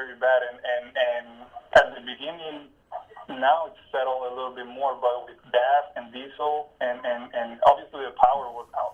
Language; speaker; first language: English; non-native, fluent; Spanish